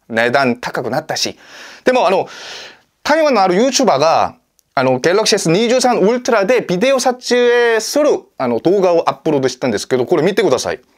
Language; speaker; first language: Japanese; non-native, fluent; Korean